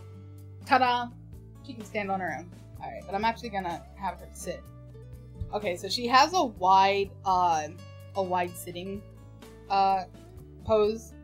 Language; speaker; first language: English; native; English